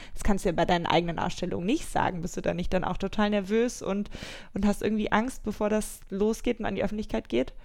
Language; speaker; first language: German; native; German